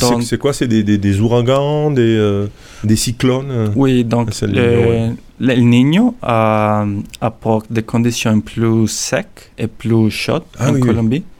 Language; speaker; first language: French; non-native, learner; Spanish